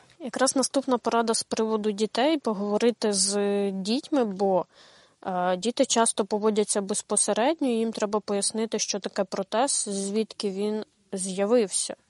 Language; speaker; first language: Ukrainian; native; Ukrainian